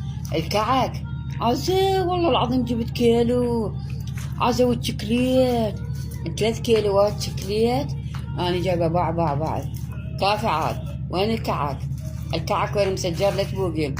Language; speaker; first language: Arabic; native; Arabic